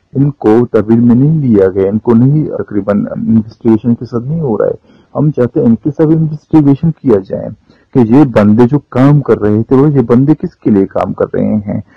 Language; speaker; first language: Urdu; non-native, local second language; Baluchi